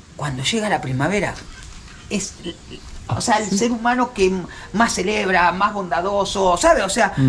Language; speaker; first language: Spanish; native; Spanish